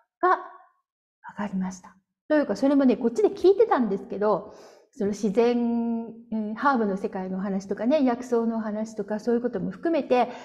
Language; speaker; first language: Japanese; native; Japanese